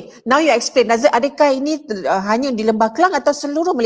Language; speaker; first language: Malay; native; Malay